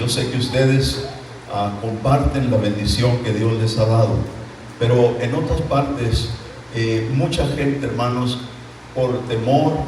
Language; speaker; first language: Spanish; native; Spanish